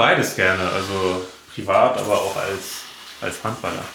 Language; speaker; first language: German; native; German